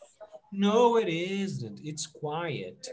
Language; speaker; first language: English; non-native, fluent; Portuguese